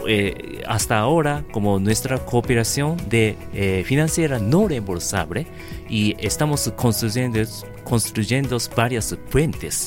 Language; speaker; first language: Spanish; non-native, learner; Japanese